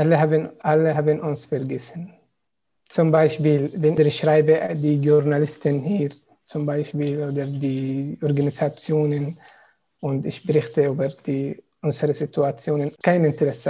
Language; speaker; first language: German; non-native, learner; Arabic